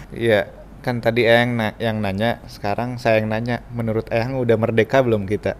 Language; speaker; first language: Indonesian; native; Indonesian